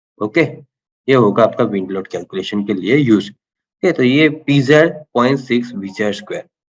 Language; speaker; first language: Hindi; non-native, local second language; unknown